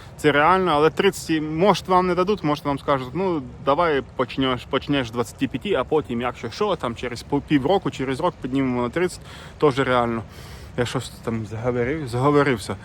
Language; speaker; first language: Ukrainian; non-native, local second language; Russian